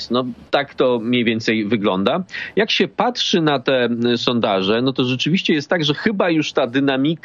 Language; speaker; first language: Polish; native; Polish